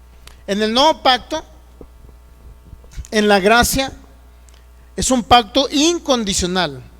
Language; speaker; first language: Spanish; native; Spanish